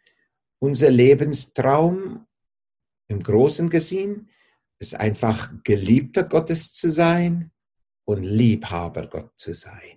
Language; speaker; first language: German; non-native, fluent; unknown